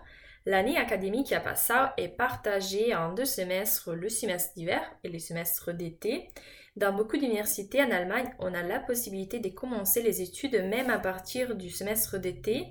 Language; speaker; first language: French; non-native, fluent; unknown